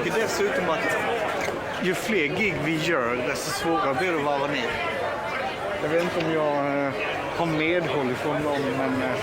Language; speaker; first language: Swedish; native; Swedish